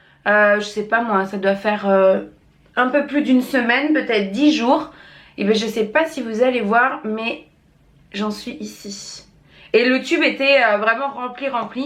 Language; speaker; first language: French; native; French